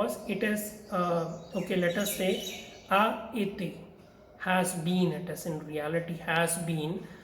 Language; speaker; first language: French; non-native, learner; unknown